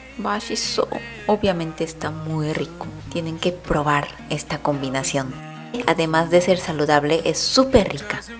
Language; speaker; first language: Spanish; non-native, fluent; Korean